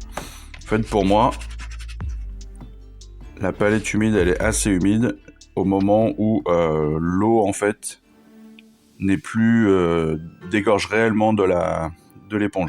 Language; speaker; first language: French; native; French